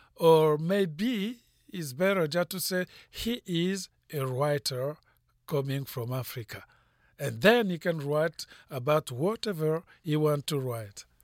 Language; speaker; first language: English; non-native, fluent; French